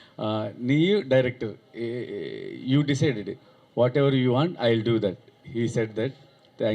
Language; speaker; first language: Tamil; non-native, learner; Telugu